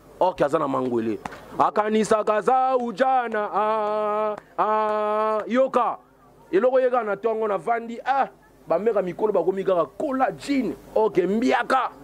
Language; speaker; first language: Lingala; native; Lingala